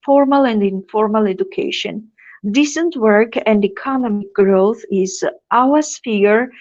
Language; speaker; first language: English; non-native, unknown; Georgian